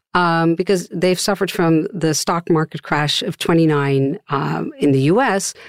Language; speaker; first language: English; non-native, fluent; Dutch